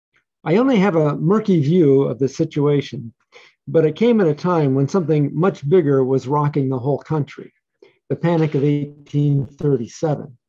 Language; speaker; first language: English; native; English